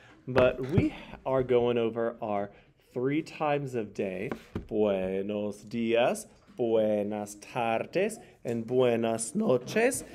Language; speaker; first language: English; native; English